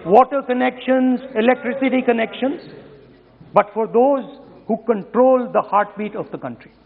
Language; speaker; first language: English; non-native, local second language; Hindi